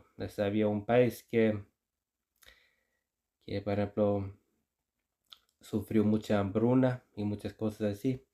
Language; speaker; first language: Spanish; non-native, fluent; Icelandic